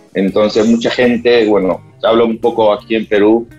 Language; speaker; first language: Spanish; native; Spanish